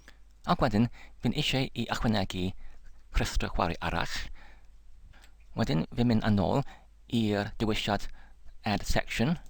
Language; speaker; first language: Welsh; non-native, learner; English